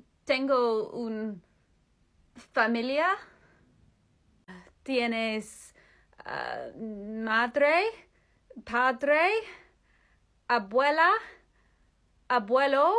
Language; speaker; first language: Spanish; non-native, learner; English